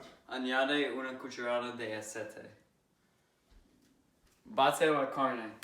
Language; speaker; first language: Spanish; non-native, learner; English